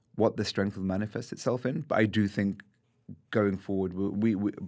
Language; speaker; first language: English; native; English